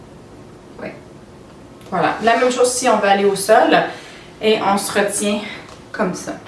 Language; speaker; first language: French; native; French